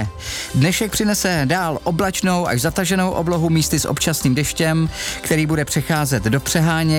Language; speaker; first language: Czech; native; Czech